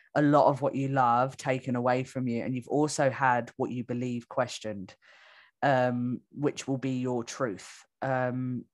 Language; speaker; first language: English; native; English